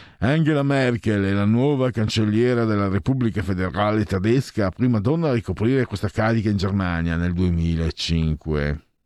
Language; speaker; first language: Italian; native; Italian